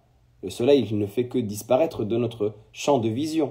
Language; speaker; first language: French; native; French